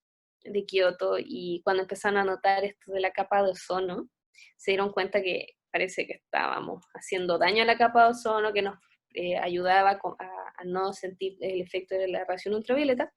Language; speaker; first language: Spanish; native; Spanish